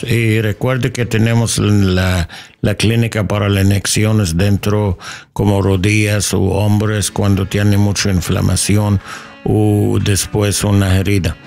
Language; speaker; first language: Spanish; non-native, learner; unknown